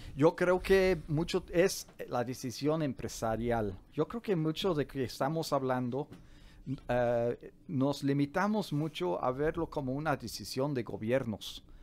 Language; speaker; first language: Spanish; non-native, fluent; English